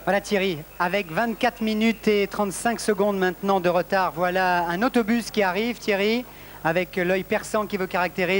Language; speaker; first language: French; native; French